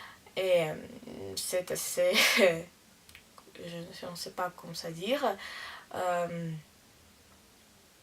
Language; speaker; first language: French; non-native, learner; Russian